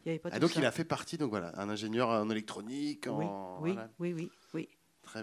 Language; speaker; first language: French; native; French